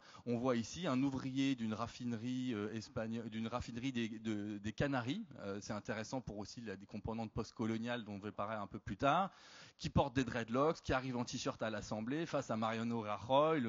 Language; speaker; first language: French; native; French